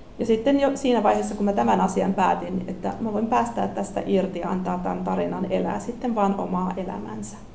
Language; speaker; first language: Finnish; early bilingual, other home language; Russian